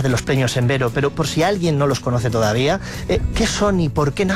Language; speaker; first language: Spanish; native; Spanish